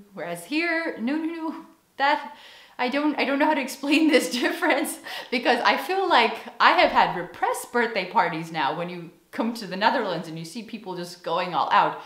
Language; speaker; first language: English; native; English